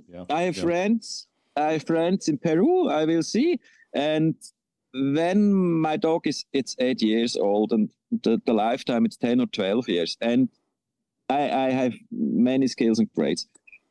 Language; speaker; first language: English; non-native, learner; Swiss German